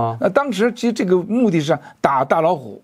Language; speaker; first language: Chinese; native; Chinese